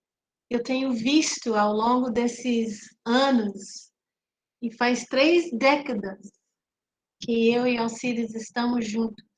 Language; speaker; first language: Portuguese; non-native, fluent; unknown